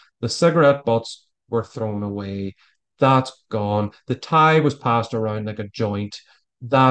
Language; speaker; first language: English; native; English